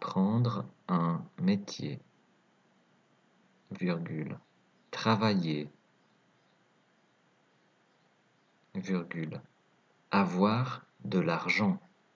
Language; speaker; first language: French; native; French